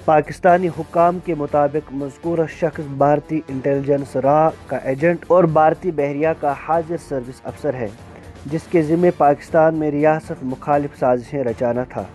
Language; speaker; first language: Urdu; non-native, local second language; Kashmiri